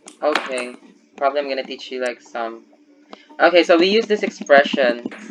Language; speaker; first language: English; non-native, local second language; Filipino